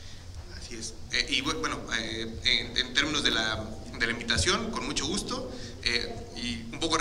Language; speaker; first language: Spanish; native; Spanish